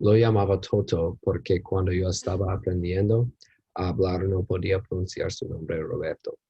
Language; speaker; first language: Spanish; non-native, learner; English